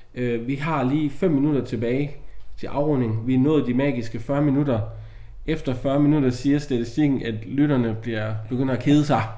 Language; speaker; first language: Danish; native; Danish